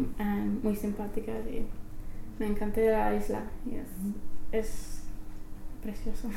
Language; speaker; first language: Spanish; non-native, fluent; English